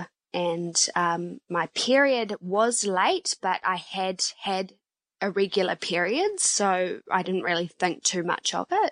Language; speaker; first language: English; native; English